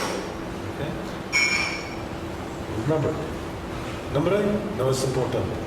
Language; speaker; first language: Spanish; non-native, learner; English